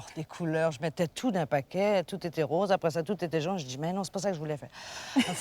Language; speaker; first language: French; native; French